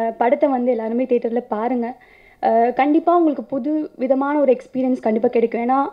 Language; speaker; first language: Tamil; non-native, fluent; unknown